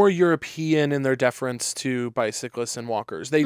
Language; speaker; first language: English; native; English